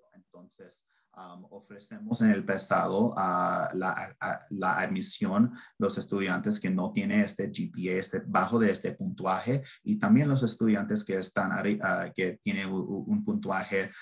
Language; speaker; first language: Spanish; early bilingual, heritage; Spanish